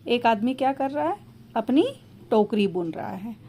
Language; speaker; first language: Hindi; non-native, local second language; Telugu